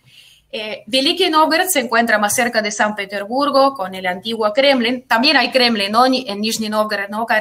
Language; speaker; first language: Spanish; non-native, fluent; Russian